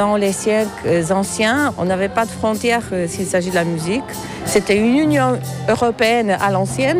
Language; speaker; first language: French; non-native, fluent; Polish